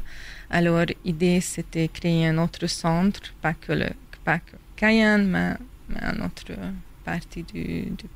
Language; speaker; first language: French; non-native, fluent; Hungarian